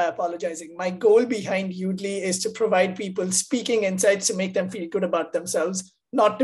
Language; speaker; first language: English; non-native, local second language; Hindi